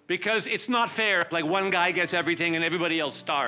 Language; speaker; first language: English; native; English